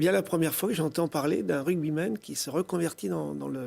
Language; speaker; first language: French; native; French